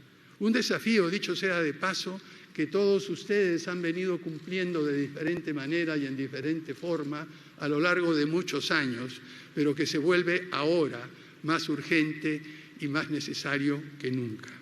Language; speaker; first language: Spanish; native; Spanish